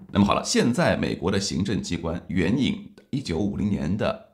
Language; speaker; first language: Chinese; native; Chinese